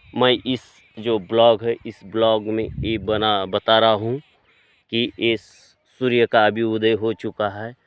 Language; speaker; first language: Hindi; non-native, local second language; Marathi